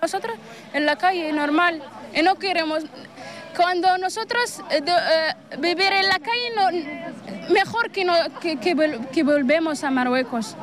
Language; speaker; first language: Spanish; non-native, learner; Arabic